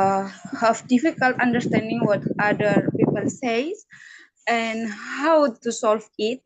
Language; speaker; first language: English; non-native, learner; Indonesian